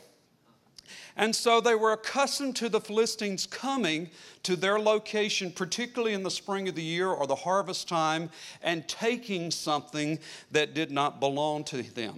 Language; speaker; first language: English; native; English